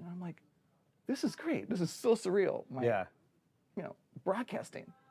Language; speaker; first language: English; native; English